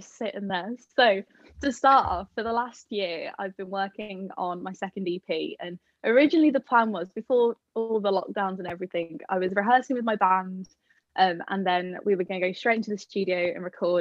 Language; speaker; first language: English; native; English